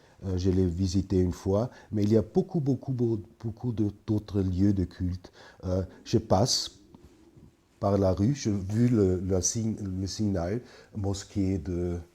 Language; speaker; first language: French; non-native, fluent; German